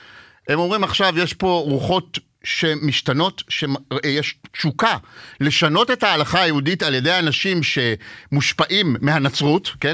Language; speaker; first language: Hebrew; native; Hebrew